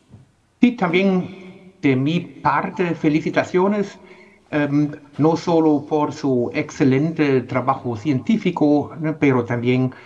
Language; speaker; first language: Spanish; non-native, fluent; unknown